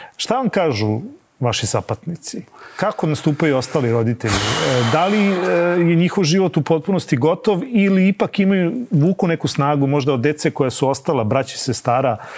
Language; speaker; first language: Bosnian; native; Bosnian